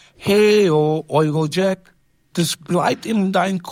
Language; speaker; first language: German; non-native, learner; English